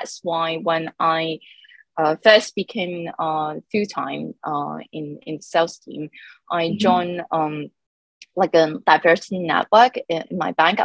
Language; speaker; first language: English; non-native, local second language; Cantonese